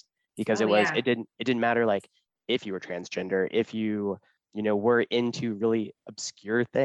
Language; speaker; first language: English; native; English